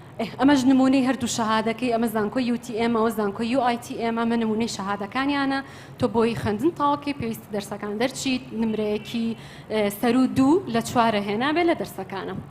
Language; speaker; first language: Central Kurdish; native; Central Kurdish